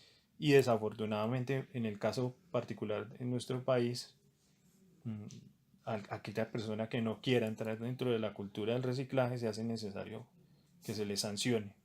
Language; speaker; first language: Spanish; native; Spanish